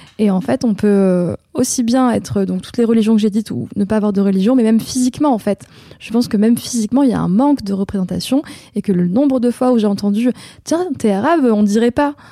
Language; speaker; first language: French; native; French